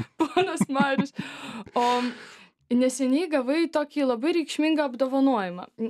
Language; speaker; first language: Lithuanian; non-native, local second language; Russian